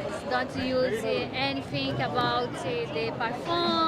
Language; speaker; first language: English; non-native, learner; Portuguese